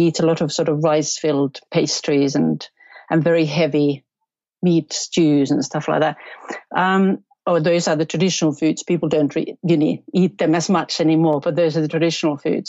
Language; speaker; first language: English; non-native, fluent; Finnish